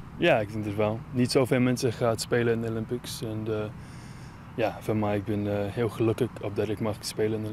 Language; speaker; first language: Dutch; non-native, learner; English